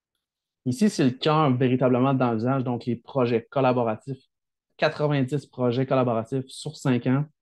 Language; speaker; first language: French; native; French